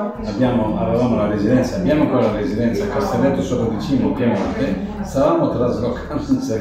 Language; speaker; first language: Italian; native; Italian